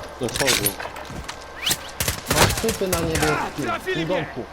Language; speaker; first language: Polish; native; Polish